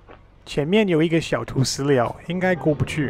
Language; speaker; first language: Chinese; non-native, fluent; English